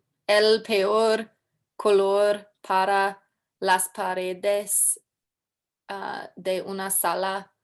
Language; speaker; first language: Spanish; non-native, learner; English